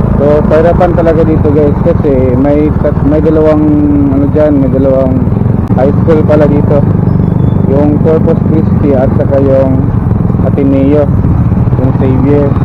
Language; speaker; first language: Filipino; non-native, local second language; Cebuano